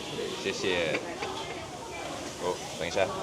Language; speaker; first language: Chinese; non-native, learner; English